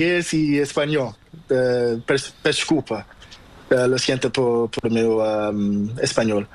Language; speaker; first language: Spanish; non-native, learner; Portuguese